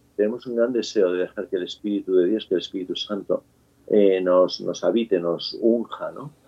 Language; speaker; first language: Spanish; native; Spanish